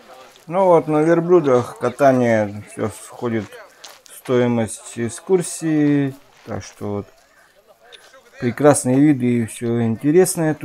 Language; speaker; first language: Russian; native; Russian